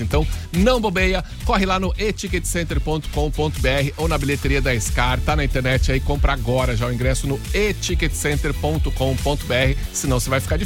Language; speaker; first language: Portuguese; native; Portuguese